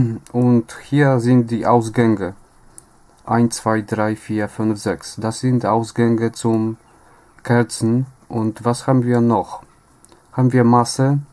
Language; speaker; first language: German; non-native, learner; Polish